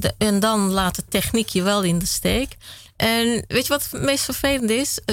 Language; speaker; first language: Dutch; early bilingual, other home language; Kurdish